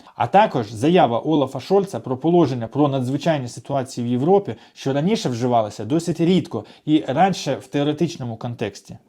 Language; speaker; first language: Ukrainian; non-native, local second language; Russian